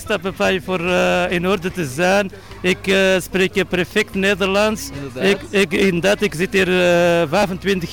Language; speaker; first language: Dutch; non-native, learner; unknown